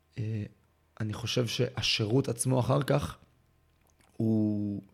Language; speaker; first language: Hebrew; native; Hebrew